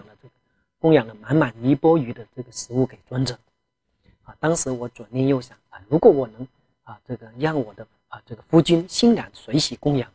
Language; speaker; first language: Chinese; non-native, local second language; Tibetan